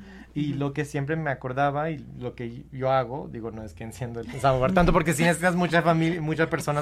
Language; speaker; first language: Spanish; non-native, fluent; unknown